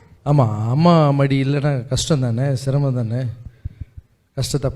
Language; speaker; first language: Tamil; native; Tamil